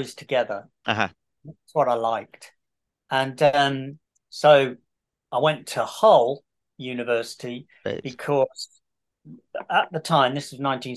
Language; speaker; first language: English; native; English